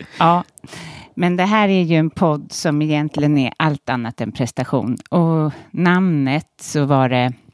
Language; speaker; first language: Swedish; native; Swedish